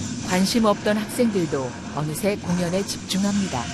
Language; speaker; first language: Korean; native; Korean